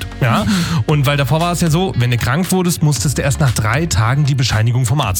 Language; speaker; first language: German; native; German